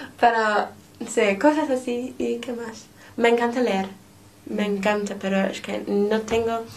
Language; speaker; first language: Spanish; non-native, fluent; English